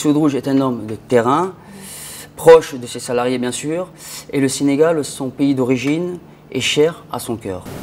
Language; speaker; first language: French; non-native, local second language; Wolof